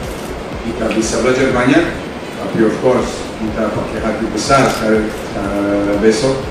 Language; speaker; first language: Indonesian; non-native, fluent; Serbian